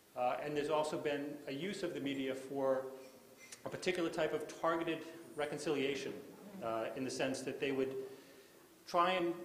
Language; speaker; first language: English; native; English